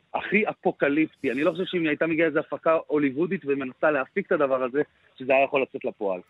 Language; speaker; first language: Hebrew; native; Hebrew